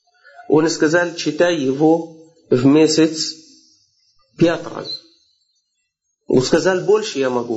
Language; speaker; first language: Russian; non-native, fluent; Arabic